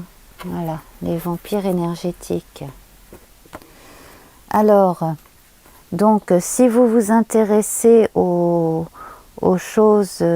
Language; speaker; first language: French; native; French